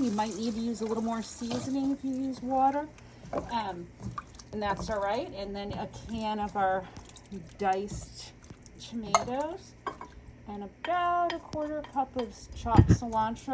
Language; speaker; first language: English; native; English